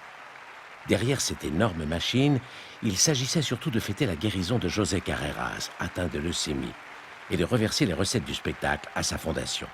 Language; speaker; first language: French; native; French